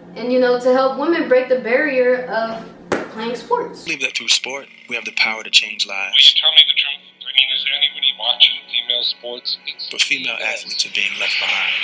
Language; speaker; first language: English; native; English